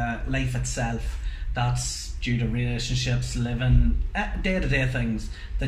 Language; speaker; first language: English; native; English